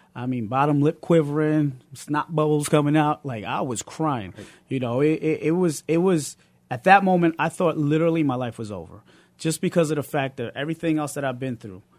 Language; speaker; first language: English; early bilingual, other home language; Spanish